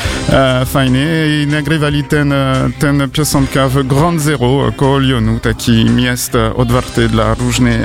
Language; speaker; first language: Polish; non-native, learner; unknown